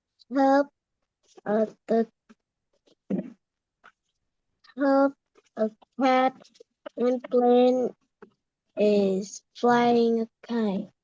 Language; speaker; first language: English; non-native, learner; Vietnamese